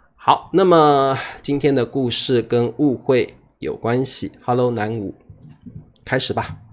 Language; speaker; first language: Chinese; native; Chinese